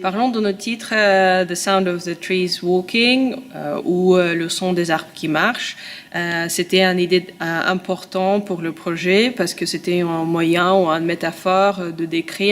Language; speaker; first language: French; non-native, fluent; Russian